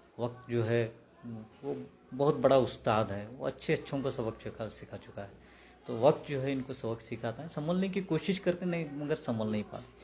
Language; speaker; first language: Hindi; non-native, local second language; Urdu